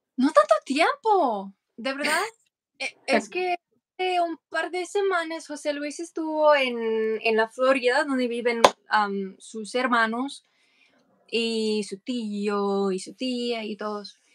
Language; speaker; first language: Spanish; non-native, fluent; English